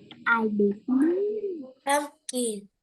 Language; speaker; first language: English; non-native, learner; Vietnamese